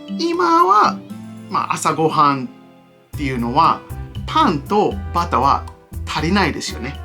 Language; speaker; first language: Japanese; non-native, fluent; English